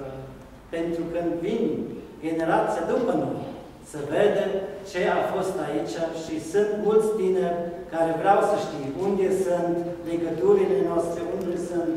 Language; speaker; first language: Romanian; non-native, local second language; German